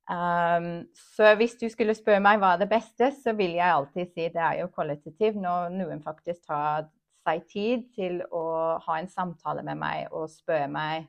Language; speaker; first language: Norwegian; non-native, fluent; English